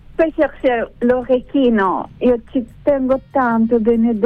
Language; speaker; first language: Italian; non-native, learner; French